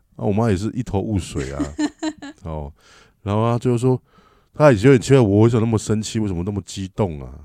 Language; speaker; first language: Chinese; native; Chinese